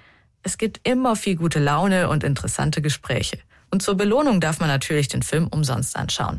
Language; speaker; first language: German; native; German